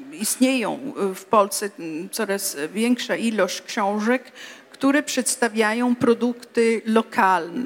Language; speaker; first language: Polish; non-native, fluent; Italian